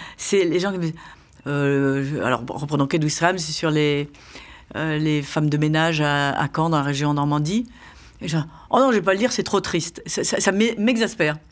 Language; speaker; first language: French; native; French